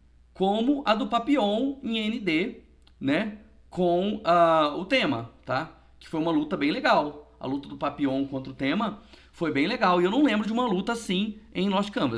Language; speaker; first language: Portuguese; native; Portuguese